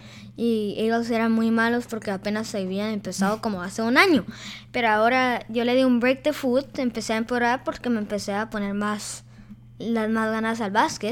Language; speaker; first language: Spanish; early bilingual, heritage; Spanish